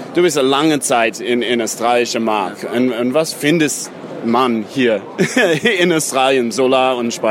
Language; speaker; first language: German; non-native, learner; English